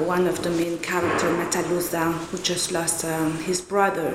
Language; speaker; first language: English; non-native, local second language; Kinyarwanda